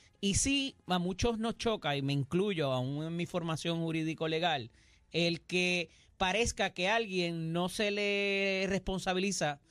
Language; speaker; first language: Spanish; native; Spanish